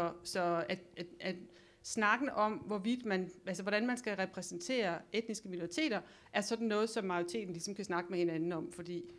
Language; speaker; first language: Danish; native; Danish